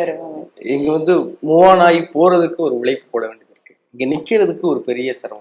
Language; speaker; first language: Tamil; native; Tamil